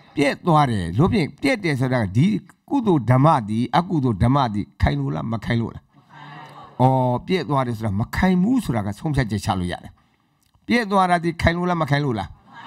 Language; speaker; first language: Burmese; native; Burmese